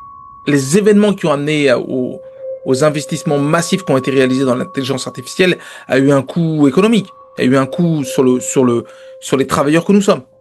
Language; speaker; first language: French; native; French